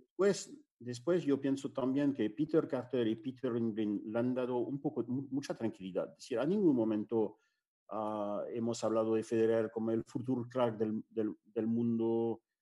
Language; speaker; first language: Spanish; non-native, fluent; French